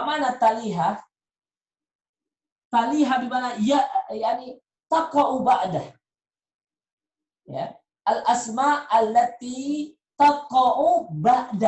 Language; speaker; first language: Arabic; non-native, fluent; Indonesian